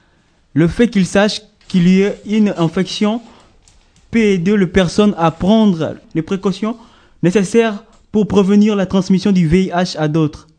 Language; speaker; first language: French; native; French